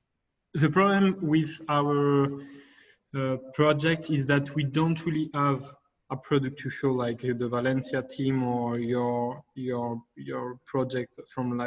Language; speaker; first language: English; non-native, fluent; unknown